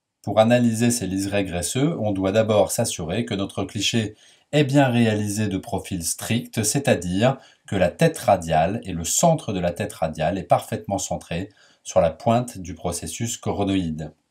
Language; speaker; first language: French; native; French